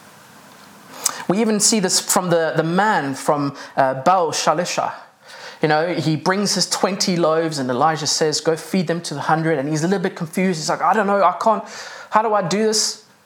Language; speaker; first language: English; native; English